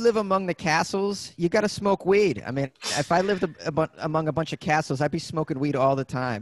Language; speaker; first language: English; native; English